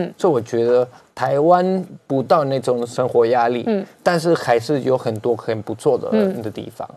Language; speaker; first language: Chinese; non-native, fluent; Spanish